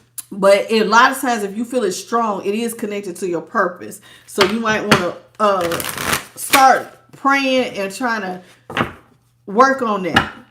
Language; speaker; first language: English; native; English